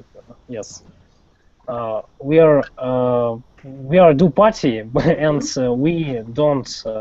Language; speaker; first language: English; non-native, learner; Russian